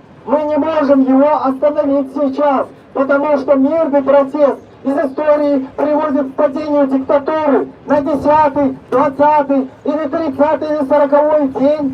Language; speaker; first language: Russian; native; Russian